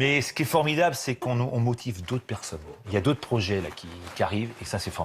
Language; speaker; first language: French; native; French